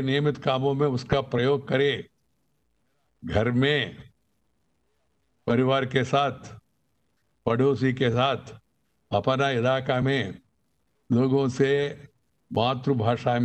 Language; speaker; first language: Hindi; non-native, local second language; Telugu